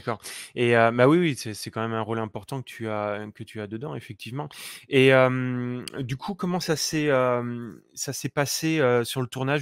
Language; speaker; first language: French; native; French